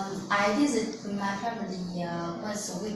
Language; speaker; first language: English; non-native, learner; Vietnamese